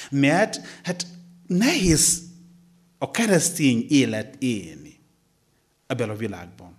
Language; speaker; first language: Hungarian; non-native, fluent; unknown